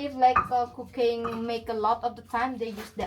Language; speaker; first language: English; non-native, fluent; Indonesian